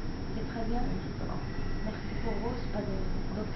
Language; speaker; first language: French; non-native, learner; Arabic